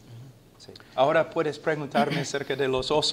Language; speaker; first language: Spanish; non-native, fluent; English